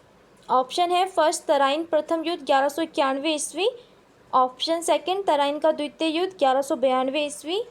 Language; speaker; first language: Hindi; native; Hindi